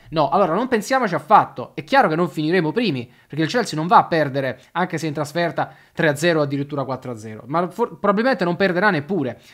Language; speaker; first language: Italian; native; Italian